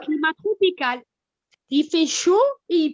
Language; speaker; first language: French; non-native, local second language; Arabic